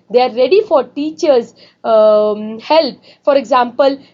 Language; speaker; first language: English; non-native, local second language; Marathi